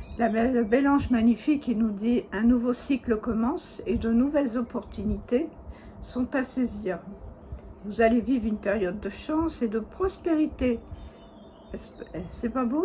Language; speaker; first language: French; native; French